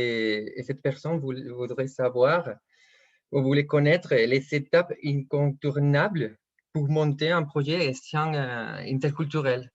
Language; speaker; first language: French; non-native, fluent; Spanish